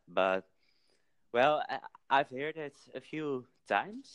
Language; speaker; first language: English; non-native, fluent; Dutch